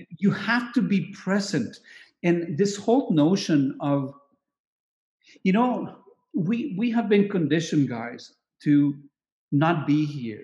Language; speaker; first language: English; non-native, fluent; Spanish